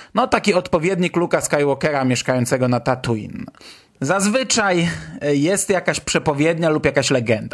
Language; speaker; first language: Polish; native; Polish